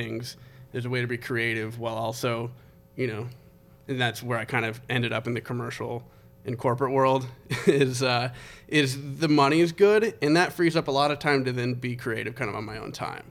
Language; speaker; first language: English; native; English